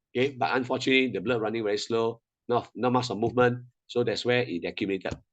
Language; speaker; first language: English; non-native, local second language; Chinese